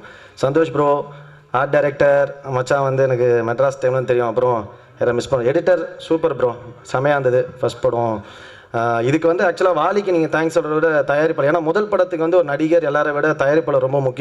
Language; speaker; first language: Tamil; native; Tamil